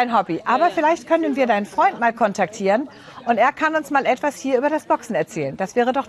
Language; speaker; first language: German; native; German